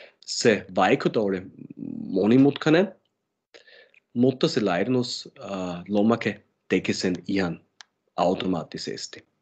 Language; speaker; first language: Finnish; non-native, fluent; German